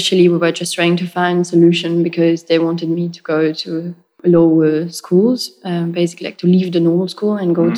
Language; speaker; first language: English; non-native, fluent; French